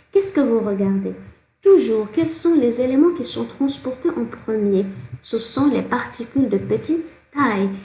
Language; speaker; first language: French; non-native, local second language; Arabic